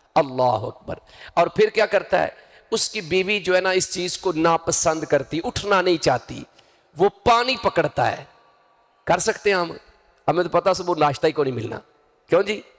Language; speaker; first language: Urdu; non-native, local second language; Punjabi